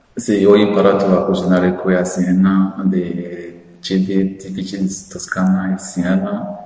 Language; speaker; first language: Italian; non-native, fluent; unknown